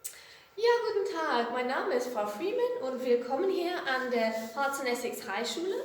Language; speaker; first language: German; non-native, fluent; English